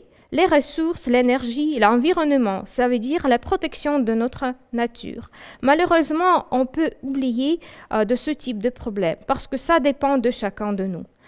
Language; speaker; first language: French; non-native, fluent; Russian